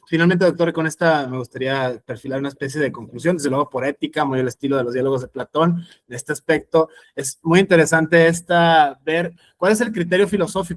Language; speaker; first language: Spanish; native; Spanish